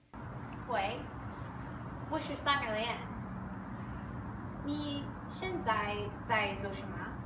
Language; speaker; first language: Chinese; non-native, learner; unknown